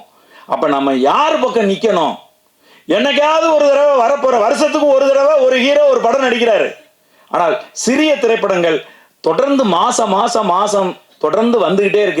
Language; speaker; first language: Tamil; native; Tamil